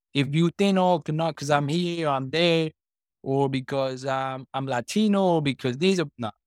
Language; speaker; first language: English; non-native, fluent; Spanish